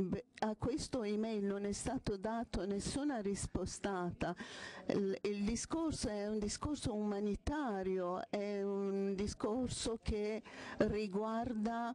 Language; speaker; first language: Italian; non-native, fluent; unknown